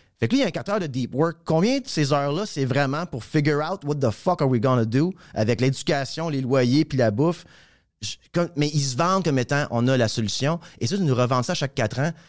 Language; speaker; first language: French; native; French